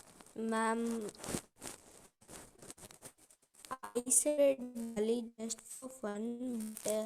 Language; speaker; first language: English; non-native, learner; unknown